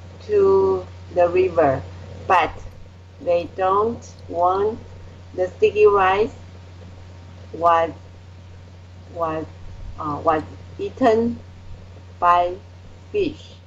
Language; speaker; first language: English; non-native, learner; Chinese